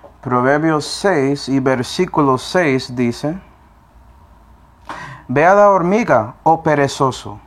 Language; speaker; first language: Spanish; non-native, fluent; English